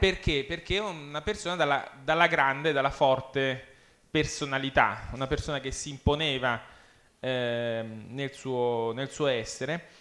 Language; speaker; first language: Italian; early bilingual, other home language; English